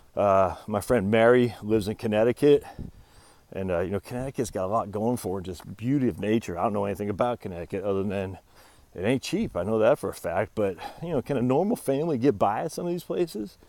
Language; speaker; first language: English; native; English